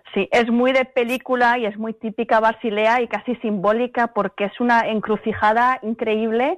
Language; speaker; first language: Spanish; early bilingual, other home language; German